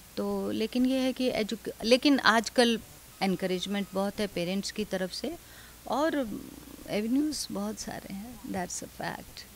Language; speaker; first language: Hindi; non-native, local second language; Dogri